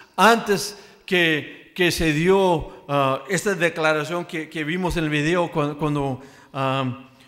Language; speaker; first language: Spanish; early bilingual, heritage; Spanish